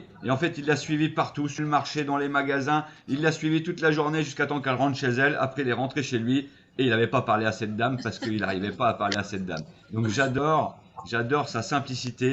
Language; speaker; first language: French; native; French